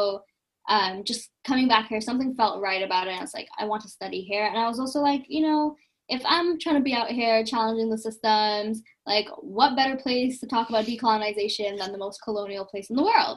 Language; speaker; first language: English; native; English